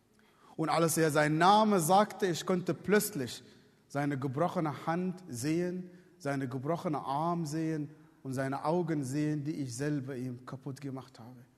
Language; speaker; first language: German; non-native, fluent; Arabic